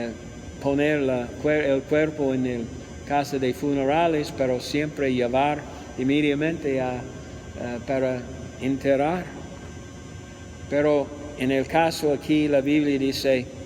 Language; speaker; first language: Spanish; non-native, learner; English